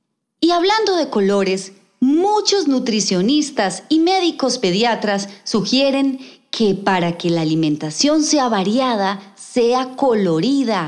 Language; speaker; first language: Spanish; native; Spanish